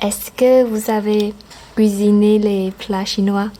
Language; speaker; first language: French; non-native, learner; Chinese